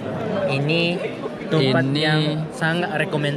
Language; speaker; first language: Indonesian; non-native, learner; Japanese